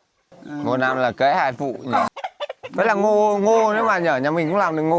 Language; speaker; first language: Vietnamese; native; Vietnamese